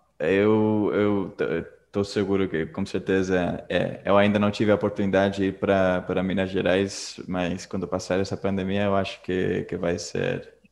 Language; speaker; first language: Portuguese; non-native, fluent; Spanish